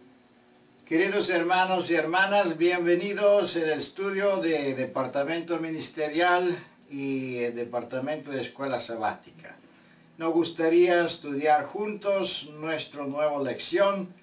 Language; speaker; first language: Spanish; non-native, fluent; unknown